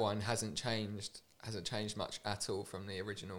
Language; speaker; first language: English; native; English